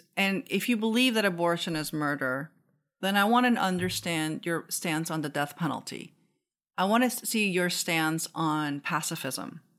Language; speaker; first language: English; non-native, fluent; Korean